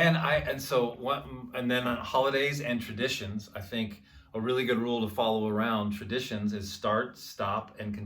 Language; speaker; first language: English; native; English